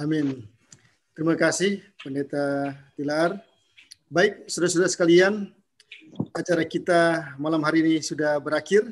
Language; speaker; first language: Indonesian; native; Indonesian